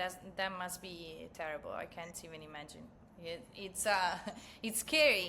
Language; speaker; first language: English; non-native, fluent; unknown